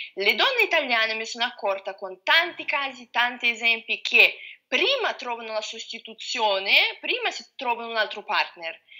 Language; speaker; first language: Italian; non-native, fluent; Russian